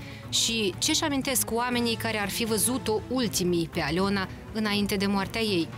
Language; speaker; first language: Romanian; native; Romanian